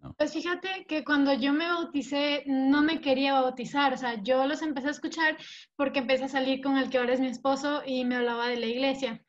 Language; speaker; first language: Spanish; native; Spanish